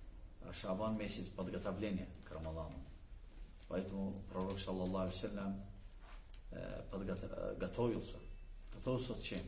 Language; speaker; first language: Russian; non-native, learner; Azerbaijani